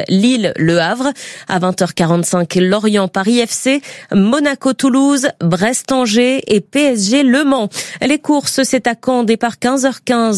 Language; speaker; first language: French; native; French